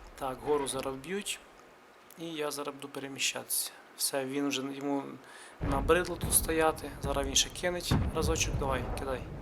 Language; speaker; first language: Ukrainian; non-native, local second language; Russian